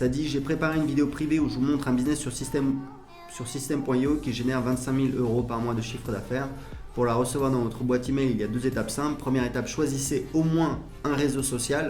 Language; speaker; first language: French; native; French